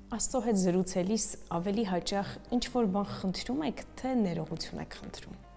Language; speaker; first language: Armenian; native; Armenian